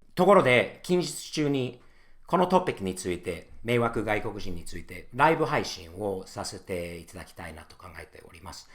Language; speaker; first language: Japanese; non-native, fluent; English